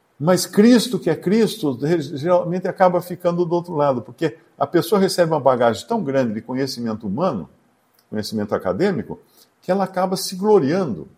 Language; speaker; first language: Portuguese; native; Portuguese